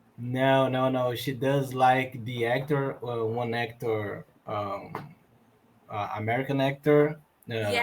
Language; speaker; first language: English; non-native, learner; Portuguese